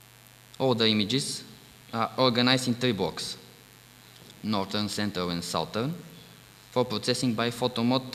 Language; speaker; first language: English; non-native, fluent; Bulgarian